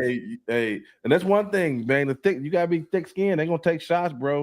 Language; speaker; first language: English; native; English